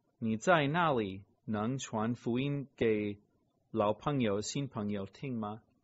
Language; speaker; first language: Chinese; non-native, fluent; English